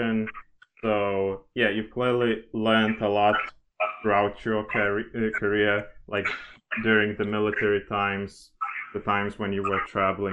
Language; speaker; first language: English; non-native, fluent; Lithuanian